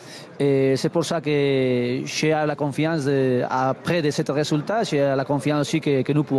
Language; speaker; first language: French; non-native, learner; Spanish